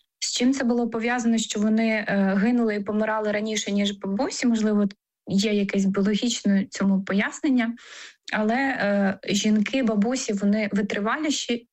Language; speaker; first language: Ukrainian; non-native, local second language; Crimean Tatar